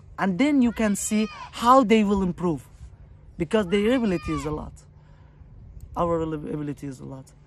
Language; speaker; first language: English; non-native, fluent; Persian